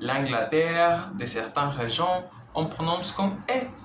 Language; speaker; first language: French; non-native, learner; Spanish